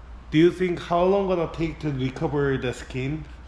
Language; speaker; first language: English; non-native, learner; Korean